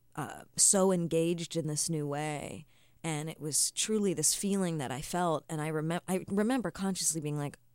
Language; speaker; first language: English; native; English